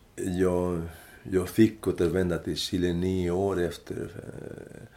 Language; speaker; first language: Swedish; non-native, fluent; Spanish